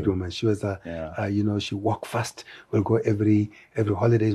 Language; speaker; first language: English; non-native, local second language; Tswana